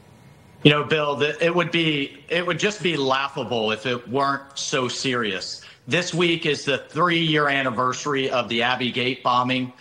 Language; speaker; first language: English; native; English